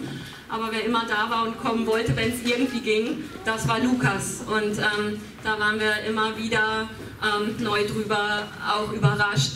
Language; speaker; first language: German; native; German